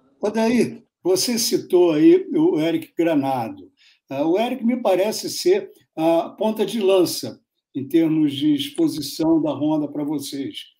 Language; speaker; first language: Portuguese; native; Portuguese